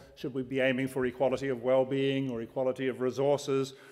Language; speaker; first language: English; native; English